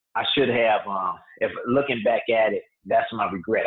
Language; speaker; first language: English; native; English